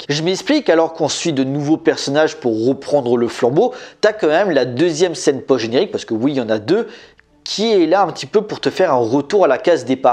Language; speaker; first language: French; native; French